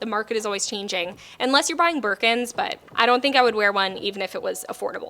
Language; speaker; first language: English; native; English